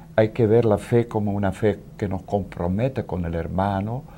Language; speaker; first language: Spanish; non-native, fluent; Dutch